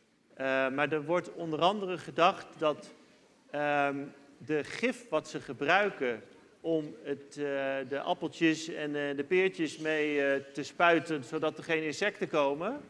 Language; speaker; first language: Dutch; native; Dutch